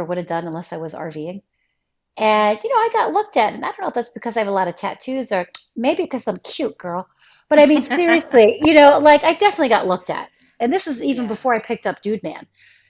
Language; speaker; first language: English; native; English